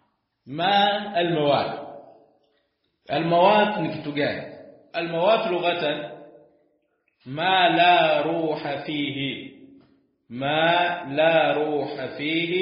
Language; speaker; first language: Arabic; non-native, fluent; Swahili